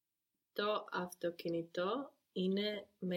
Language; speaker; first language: Greek; non-native, learner; English